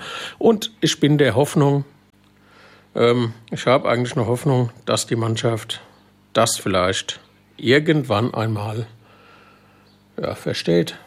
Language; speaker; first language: German; native; German